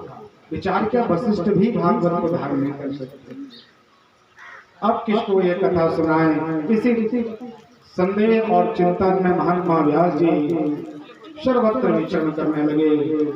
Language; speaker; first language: Hindi; native; Hindi